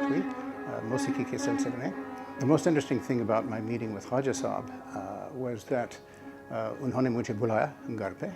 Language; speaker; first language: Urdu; non-native, fluent; English